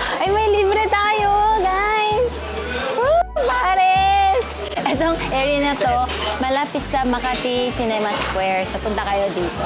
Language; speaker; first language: Filipino; non-native, fluent; Korean